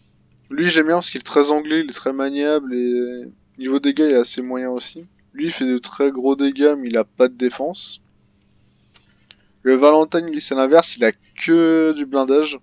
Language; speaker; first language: French; native; French